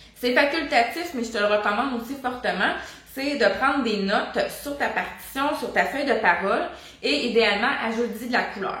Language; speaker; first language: French; native; French